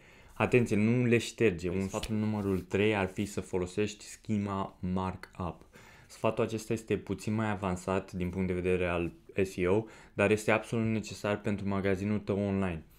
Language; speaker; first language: Romanian; native; Romanian